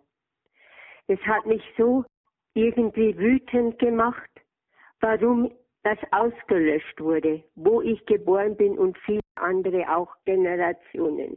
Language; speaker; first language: German; native; German